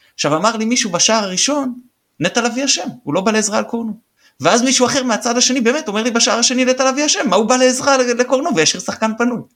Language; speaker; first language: Hebrew; native; Hebrew